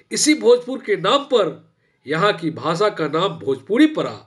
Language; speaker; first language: Hindi; non-native, local second language; Bhojpuri